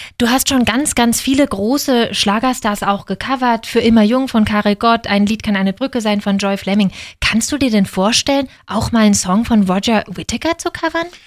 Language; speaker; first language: German; native; German